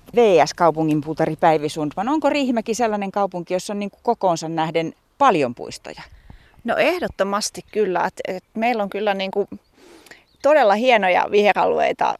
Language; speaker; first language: Finnish; native; Finnish